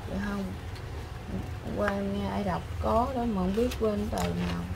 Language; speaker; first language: Vietnamese; native; Vietnamese